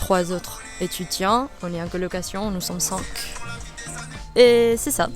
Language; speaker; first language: French; non-native, learner; Spanish